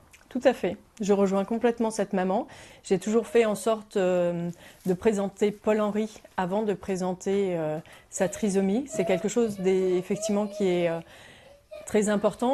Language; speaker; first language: French; native; French